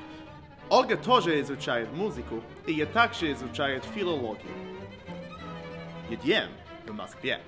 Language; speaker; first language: Russian; non-native, learner; English